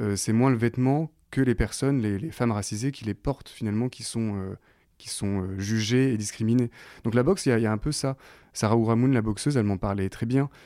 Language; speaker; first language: French; native; French